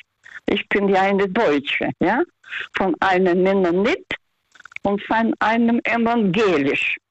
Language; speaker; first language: German; early bilingual, heritage; Russian